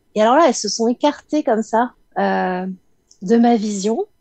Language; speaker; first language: French; native; French